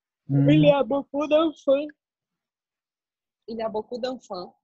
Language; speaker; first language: French; non-native, learner; Portuguese